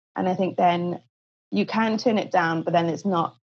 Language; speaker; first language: English; native; English